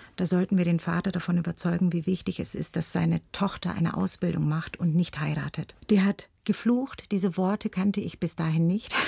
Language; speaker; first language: German; early bilingual, other home language; Turkish